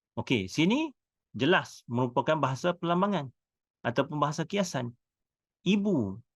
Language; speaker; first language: Malay; native; Malay